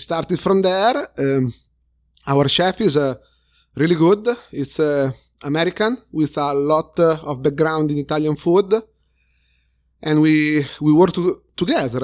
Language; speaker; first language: English; non-native, fluent; Italian